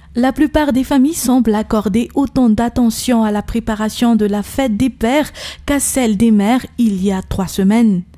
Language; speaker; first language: French; non-native, local second language; Malagasy